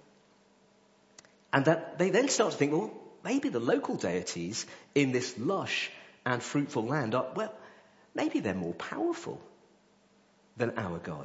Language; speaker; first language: English; native; English